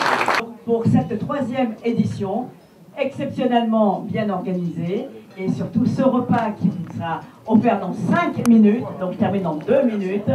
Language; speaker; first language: French; native; French